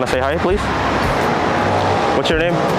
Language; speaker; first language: English; non-native, fluent; Indonesian